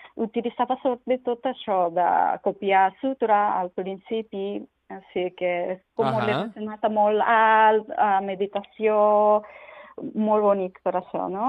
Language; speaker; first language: Catalan; non-native, learner; Japanese